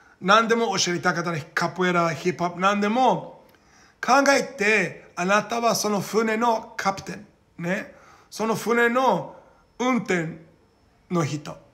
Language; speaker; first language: Japanese; non-native, learner; Portuguese